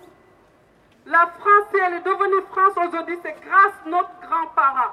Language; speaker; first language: French; non-native, local second language; Wolof